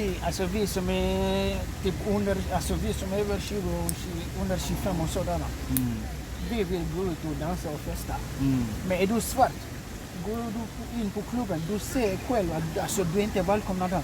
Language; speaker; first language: Swedish; early bilingual, other home language; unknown